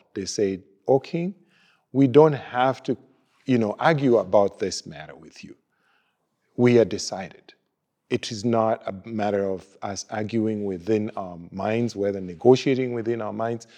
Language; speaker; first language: English; non-native, local second language; Luo (Kenya and Tanzania)